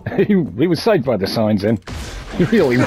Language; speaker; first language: English; native; English